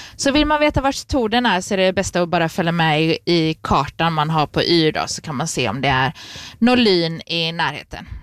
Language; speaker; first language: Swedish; native; Swedish